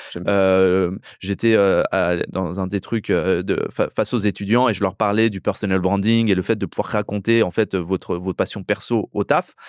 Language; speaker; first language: French; early bilingual, other home language; Persian